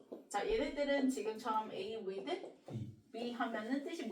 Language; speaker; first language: Korean; native; Korean